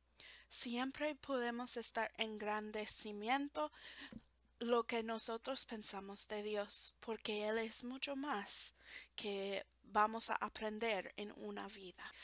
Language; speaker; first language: Spanish; non-native, fluent; English